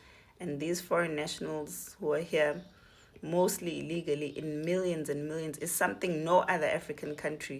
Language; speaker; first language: English; non-native, local second language; Zulu